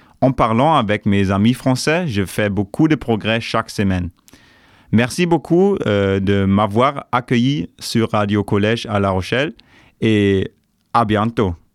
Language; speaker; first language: French; non-native, fluent; German